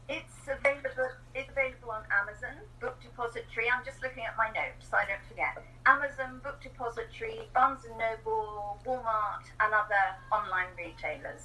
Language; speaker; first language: English; native; English